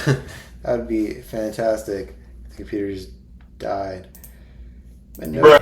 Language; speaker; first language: English; native; English